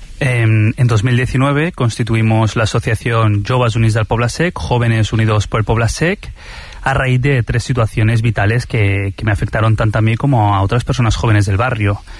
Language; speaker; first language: Spanish; early bilingual, other home language; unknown